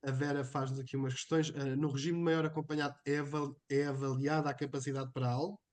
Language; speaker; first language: Portuguese; native; Portuguese